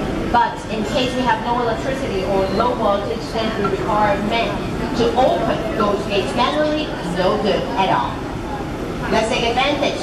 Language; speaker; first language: English; non-native, fluent; Spanish